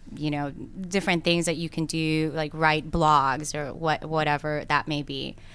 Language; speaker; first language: English; early bilingual, other home language; Korean